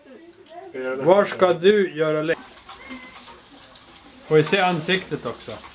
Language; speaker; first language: Swedish; early bilingual, other home language; Estonian